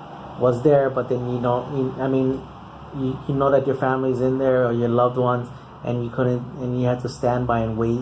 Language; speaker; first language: English; native; English